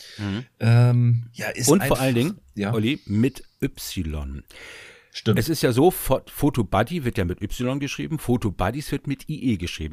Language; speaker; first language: German; native; German